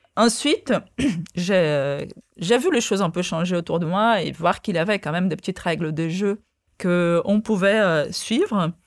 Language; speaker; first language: French; non-native, fluent; Portuguese